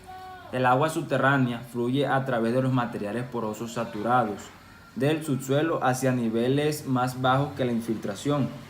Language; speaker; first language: Spanish; native; Spanish